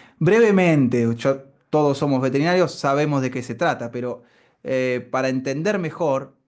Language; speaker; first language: Spanish; native; Spanish